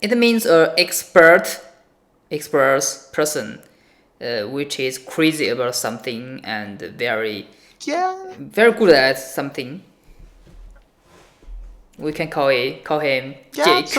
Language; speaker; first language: English; non-native, learner; Chinese